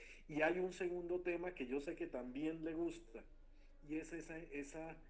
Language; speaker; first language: Spanish; native; Spanish